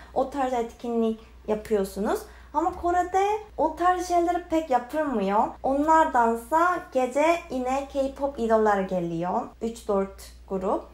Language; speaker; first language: Turkish; non-native, fluent; Korean